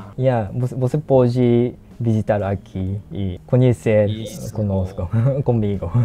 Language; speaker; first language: Portuguese; non-native, learner; Japanese